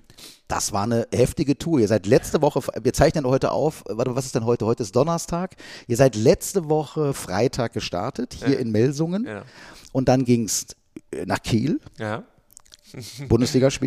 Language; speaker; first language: German; native; German